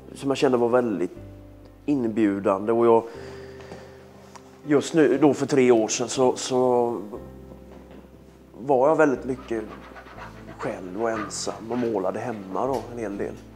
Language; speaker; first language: Swedish; native; Swedish